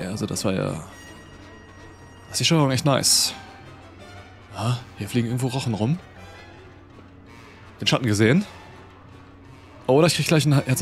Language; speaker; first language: German; native; German